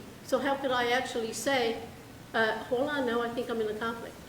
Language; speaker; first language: English; native; English